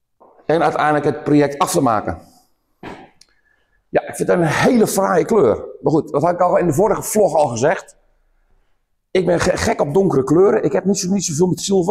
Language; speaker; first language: Dutch; native; Dutch